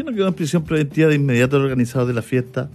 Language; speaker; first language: Spanish; native; Spanish